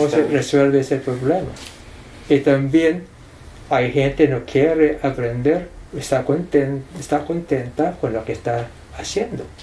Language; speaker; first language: Spanish; non-native, fluent; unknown